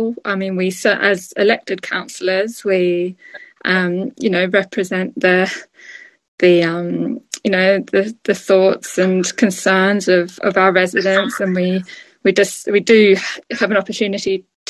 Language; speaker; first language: English; native; English